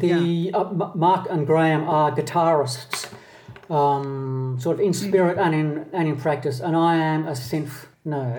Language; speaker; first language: English; native; English